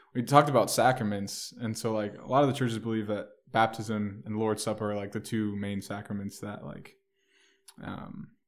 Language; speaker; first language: English; native; English